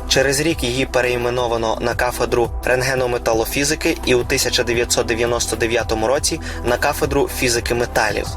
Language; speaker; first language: Ukrainian; native; Ukrainian